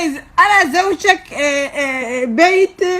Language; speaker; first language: Arabic; non-native, learner; Somali